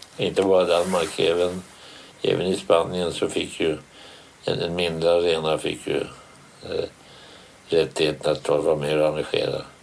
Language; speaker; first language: Swedish; native; Swedish